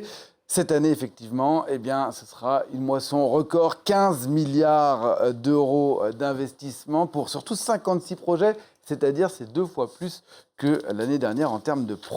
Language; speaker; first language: French; native; French